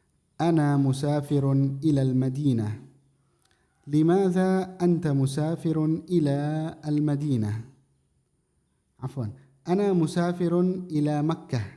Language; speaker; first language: Arabic; non-native, fluent; Indonesian